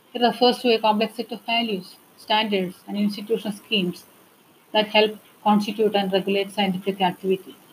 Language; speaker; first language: English; non-native, local second language; Malayalam